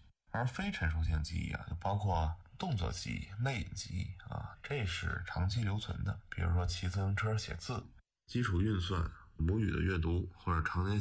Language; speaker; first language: Chinese; native; Chinese